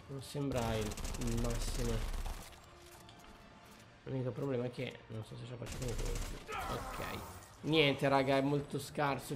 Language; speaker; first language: Italian; native; Italian